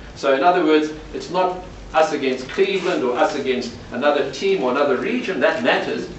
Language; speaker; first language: English; native; English